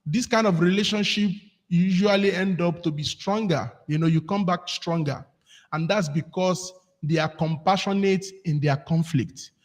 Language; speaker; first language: English; non-native, local second language; Yoruba